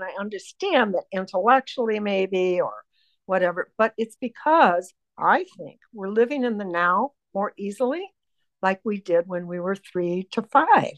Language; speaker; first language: English; native; English